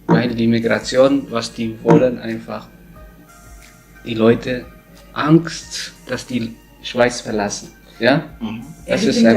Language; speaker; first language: German; non-native, learner; Tigrinya